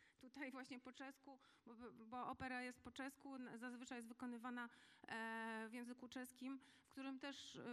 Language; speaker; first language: Polish; native; Polish